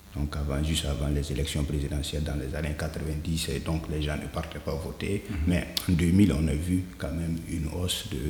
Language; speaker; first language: French; non-native, local second language; Mossi